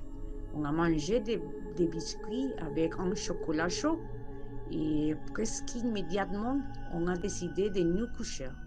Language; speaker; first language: French; non-native, learner; Spanish